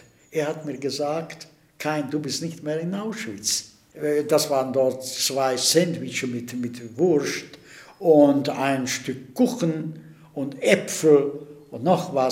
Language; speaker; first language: German; early bilingual, heritage; Czech